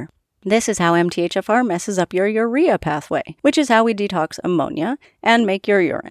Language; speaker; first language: English; native; English